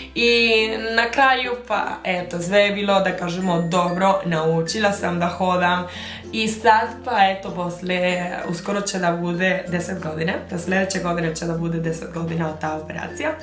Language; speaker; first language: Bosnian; early bilingual, heritage; Spanish